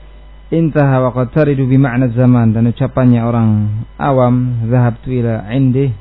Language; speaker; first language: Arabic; non-native, fluent; Indonesian